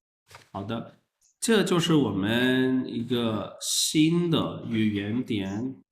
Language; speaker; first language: Chinese; non-native, fluent; Urdu